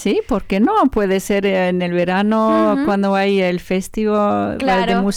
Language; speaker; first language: Spanish; non-native, learner; French